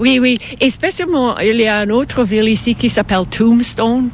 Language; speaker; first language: French; non-native, fluent; English